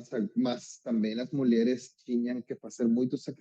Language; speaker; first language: Portuguese; non-native, learner; Spanish